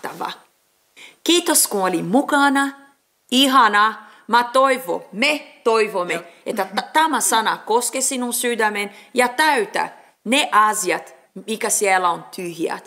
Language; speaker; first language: Finnish; non-native, learner; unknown